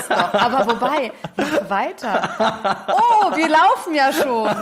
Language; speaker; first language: German; native; German